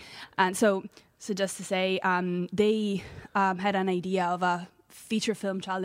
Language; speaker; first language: English; non-native, fluent; Italian